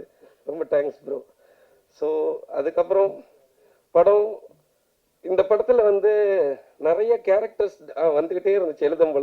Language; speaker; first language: Tamil; native; Tamil